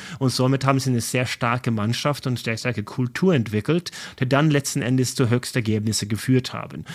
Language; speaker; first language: German; non-native, fluent; Norwegian